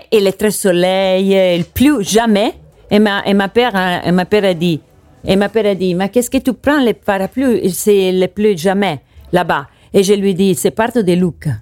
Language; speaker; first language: French; non-native, learner; Italian